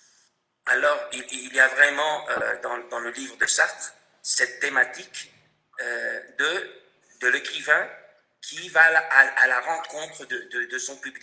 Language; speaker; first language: French; non-native, fluent; Spanish